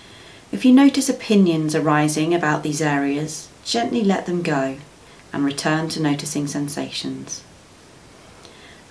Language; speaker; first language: English; native; English